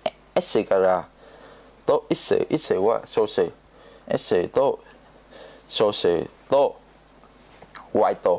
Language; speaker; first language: Japanese; non-native, learner; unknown